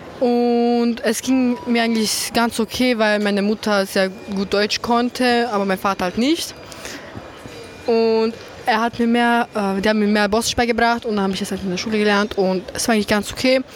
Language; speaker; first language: German; early bilingual, other home language; Bosnian